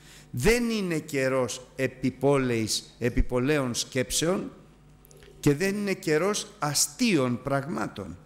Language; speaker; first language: Greek; native; Greek